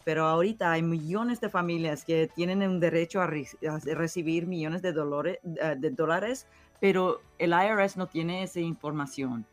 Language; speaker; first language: Spanish; early bilingual, heritage; English